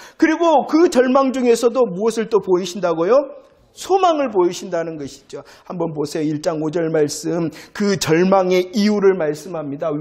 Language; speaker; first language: Korean; native; Korean